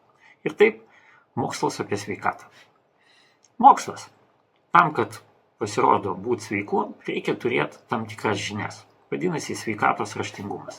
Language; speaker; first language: Lithuanian; non-native, local second language; Russian